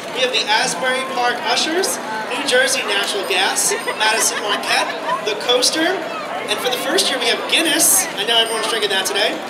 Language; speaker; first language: English; native; English